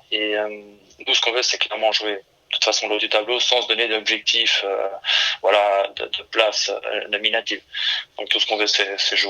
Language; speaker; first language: French; early bilingual, other home language; Portuguese